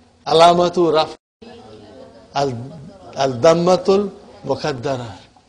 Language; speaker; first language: Arabic; non-native, fluent; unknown